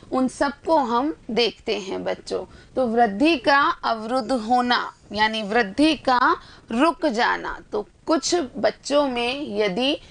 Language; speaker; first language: Hindi; native; Hindi